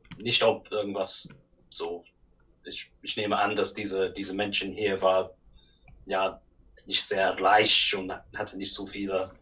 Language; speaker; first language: German; non-native, learner; English